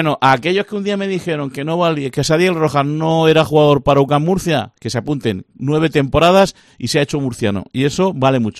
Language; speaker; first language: Spanish; native; Spanish